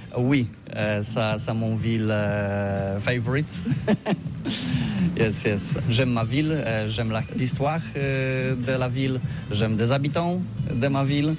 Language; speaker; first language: French; non-native, fluent; Polish